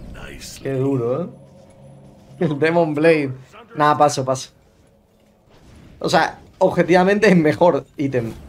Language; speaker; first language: Spanish; native; Spanish